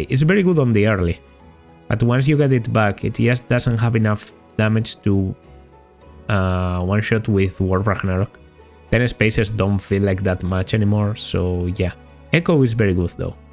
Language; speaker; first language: English; non-native, fluent; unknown